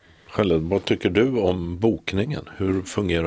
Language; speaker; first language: Swedish; native; Swedish